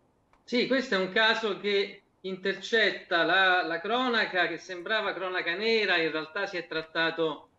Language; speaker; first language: Italian; native; Italian